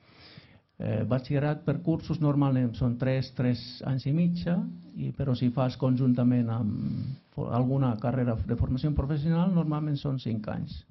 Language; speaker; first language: Catalan; non-native, fluent; Finnish